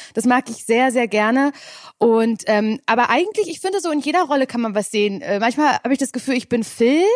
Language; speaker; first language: German; native; German